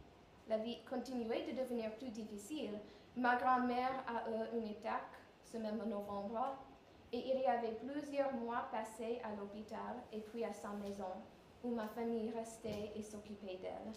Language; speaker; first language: French; non-native, learner; English